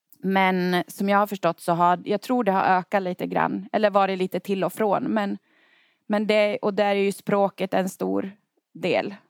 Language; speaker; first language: Swedish; native; Swedish